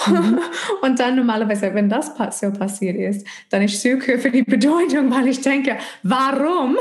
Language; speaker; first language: German; non-native, fluent; English